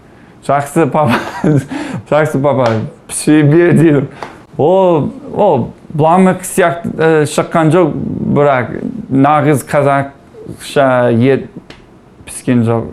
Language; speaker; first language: Kazakh; non-native, learner; English